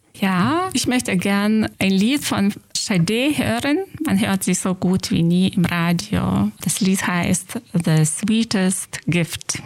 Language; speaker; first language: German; non-native, fluent; Lithuanian